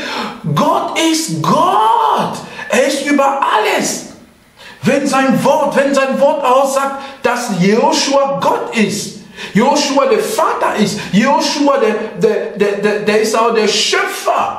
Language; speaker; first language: German; non-native, fluent; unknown